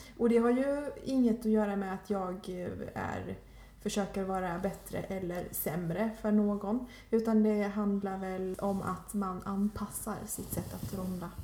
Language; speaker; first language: Swedish; early bilingual, other home language; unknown